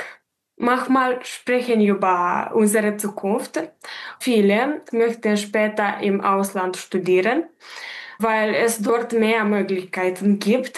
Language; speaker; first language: German; non-native, learner; Romanian